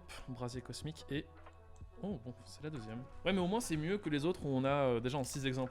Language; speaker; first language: French; native; French